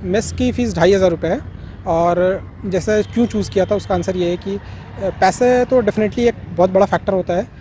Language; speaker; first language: Hindi; native; Hindi